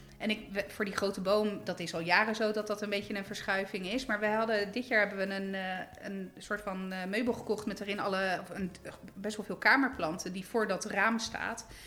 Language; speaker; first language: Dutch; native; Dutch